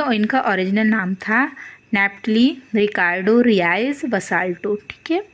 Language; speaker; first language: Hindi; native; Hindi